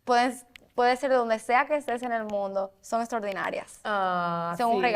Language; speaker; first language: Spanish; native; Spanish